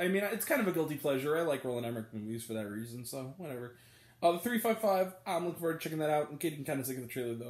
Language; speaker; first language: English; native; English